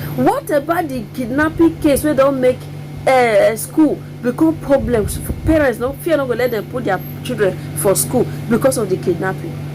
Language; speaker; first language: Nigerian Pidgin; native; Nigerian Pidgin